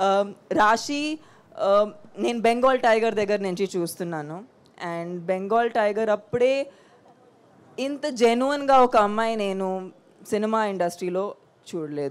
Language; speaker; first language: Telugu; non-native, fluent; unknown